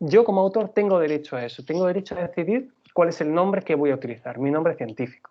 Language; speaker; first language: Spanish; native; Spanish